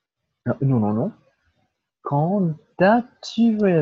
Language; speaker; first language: French; non-native, learner; Portuguese